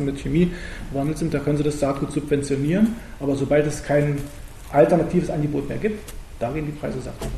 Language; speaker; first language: German; native; German